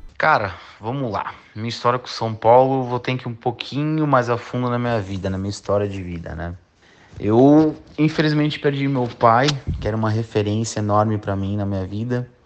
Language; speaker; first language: Portuguese; native; Portuguese